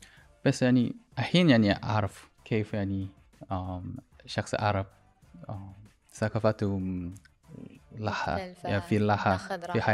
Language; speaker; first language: Arabic; non-native, learner; Korean